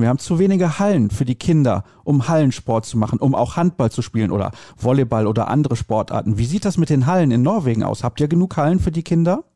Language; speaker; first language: German; native; German